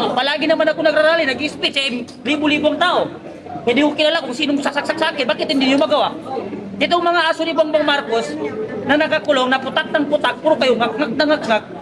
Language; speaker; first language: Filipino; non-native, local second language; Maguindanaon